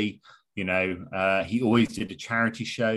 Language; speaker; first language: English; native; English